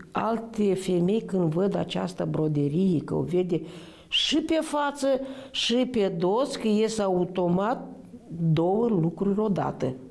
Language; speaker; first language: Romanian; non-native, local second language; Romany